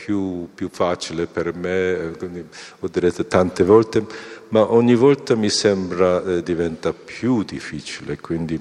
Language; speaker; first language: Italian; non-native, fluent; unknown